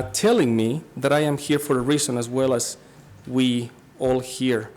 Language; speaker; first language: English; non-native, fluent; Spanish